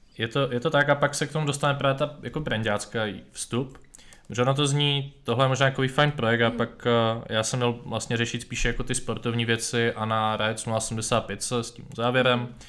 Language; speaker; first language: Czech; native; Czech